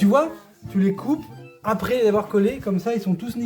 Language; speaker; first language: French; native; French